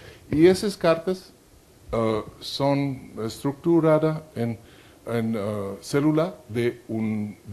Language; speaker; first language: Spanish; non-native, fluent; French